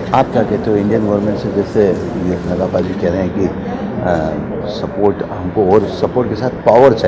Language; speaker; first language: Hindi; native; Hindi